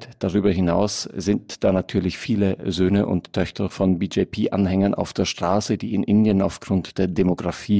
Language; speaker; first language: German; native; German